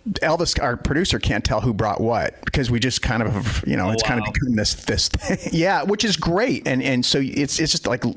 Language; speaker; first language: English; native; English